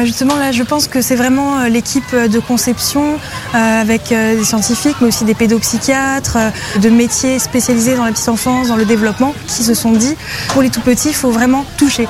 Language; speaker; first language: French; native; French